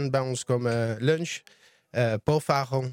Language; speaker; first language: Dutch; non-native, learner; French